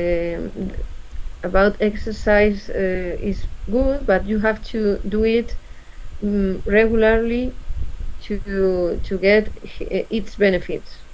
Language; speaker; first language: English; non-native, learner; Spanish